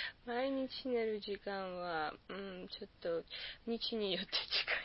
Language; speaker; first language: Japanese; non-native, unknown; Georgian